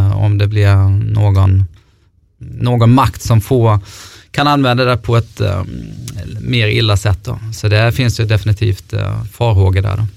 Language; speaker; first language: Swedish; native; Swedish